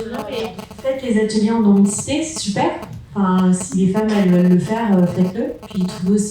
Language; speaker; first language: French; native; French